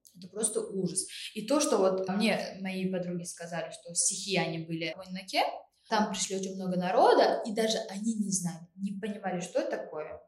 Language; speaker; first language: Russian; non-native, local second language; Uzbek